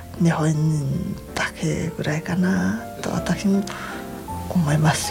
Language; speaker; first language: Japanese; native; Japanese